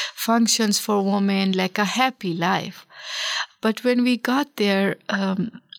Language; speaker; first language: English; non-native, local second language; Pashto